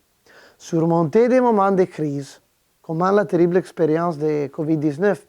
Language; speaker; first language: French; non-native, fluent; Italian